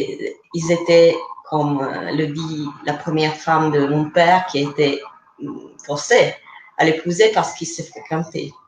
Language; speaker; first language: French; non-native, fluent; Italian